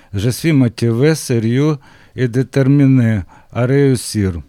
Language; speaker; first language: French; non-native, learner; Ukrainian